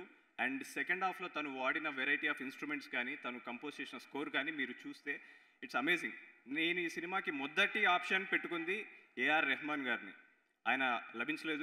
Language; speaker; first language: Telugu; native; Telugu